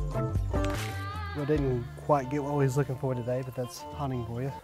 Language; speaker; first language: English; native; English